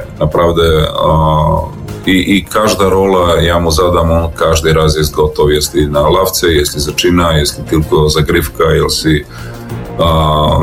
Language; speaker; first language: Polish; non-native, learner; Serbian